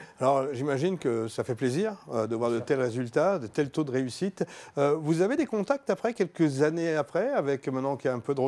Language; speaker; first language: French; native; French